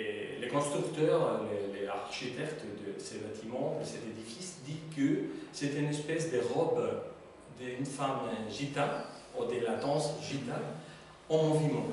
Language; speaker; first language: French; non-native, learner; Spanish